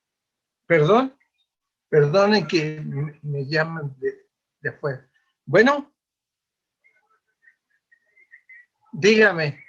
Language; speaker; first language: Spanish; native; Spanish